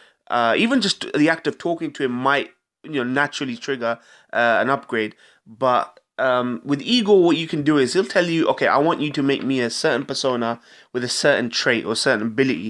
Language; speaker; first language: English; native; English